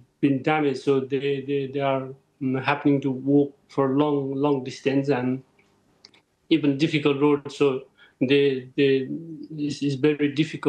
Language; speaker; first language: English; non-native, local second language; Nepali